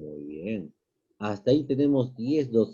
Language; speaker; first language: Spanish; native; Spanish